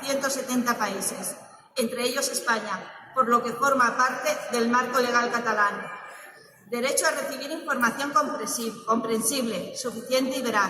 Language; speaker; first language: Spanish; native; Spanish